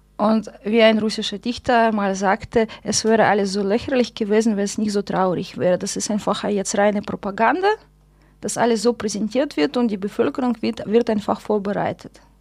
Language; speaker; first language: German; non-native, fluent; Russian